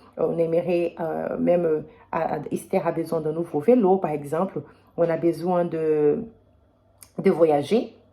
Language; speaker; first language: French; non-native, fluent; Portuguese